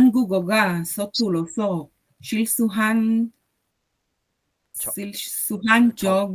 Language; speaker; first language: Korean; non-native, learner; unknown